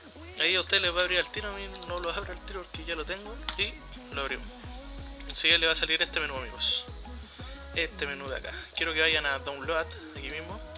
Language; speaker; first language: Spanish; native; Spanish